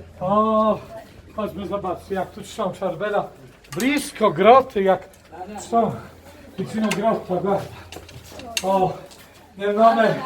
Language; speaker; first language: Polish; non-native, learner; Arabic